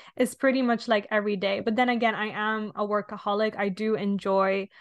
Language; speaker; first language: English; non-native, fluent; Italian